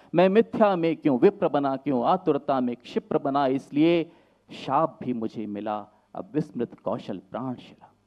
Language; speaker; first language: Hindi; native; Hindi